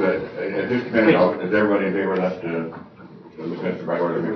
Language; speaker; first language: English; native; English